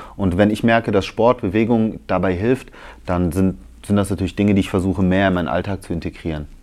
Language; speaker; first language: German; early bilingual, other home language; Italian